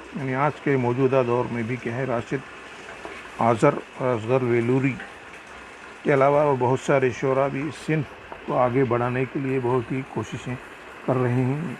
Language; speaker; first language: Urdu; native; Urdu